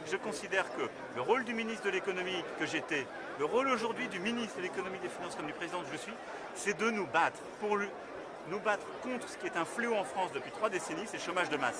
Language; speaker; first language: French; native; French